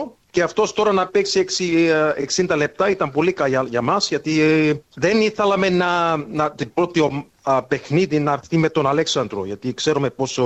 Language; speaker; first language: Greek; early bilingual, heritage; English